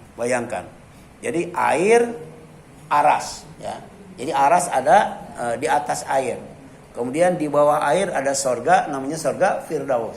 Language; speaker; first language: Indonesian; native; Indonesian